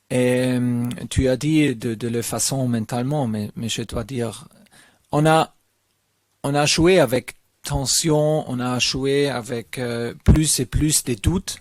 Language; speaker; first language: French; non-native, learner; German